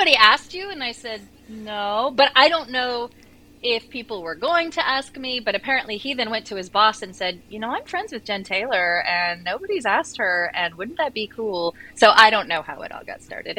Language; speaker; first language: English; native; English